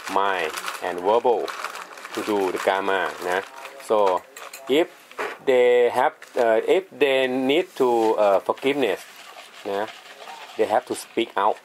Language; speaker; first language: English; non-native, learner; Thai